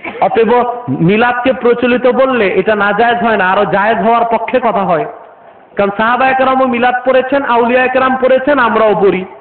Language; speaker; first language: Bangla; non-native, local second language; Urdu